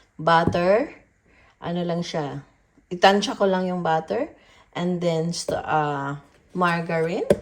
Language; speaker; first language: Filipino; non-native, local second language; Cebuano